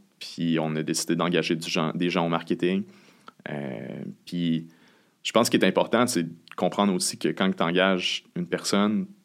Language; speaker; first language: French; native; French